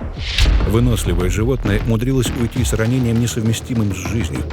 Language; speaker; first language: Russian; native; Russian